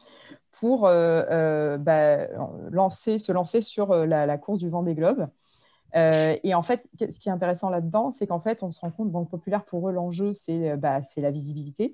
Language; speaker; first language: French; native; French